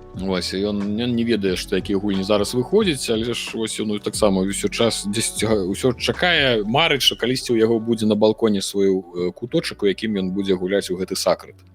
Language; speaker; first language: Belarusian; non-native, local second language; Russian